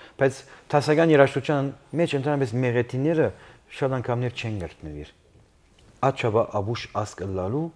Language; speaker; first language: Armenian; early bilingual, heritage; Armenian